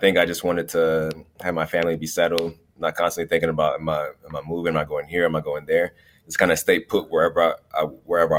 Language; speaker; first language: English; native; English